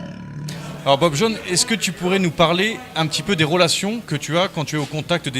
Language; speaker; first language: French; native; French